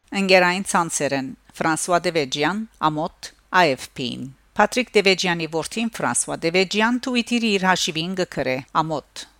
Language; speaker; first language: Armenian; early bilingual, heritage; Armenian